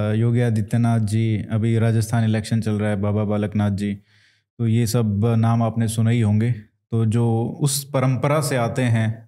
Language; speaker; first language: Hindi; native; Hindi